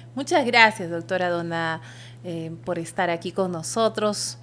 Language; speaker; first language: Spanish; native; Spanish